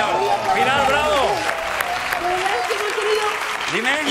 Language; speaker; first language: Spanish; native; Spanish